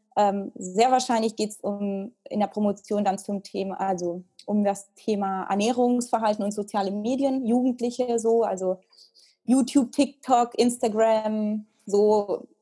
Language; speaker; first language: German; early bilingual, heritage; Italian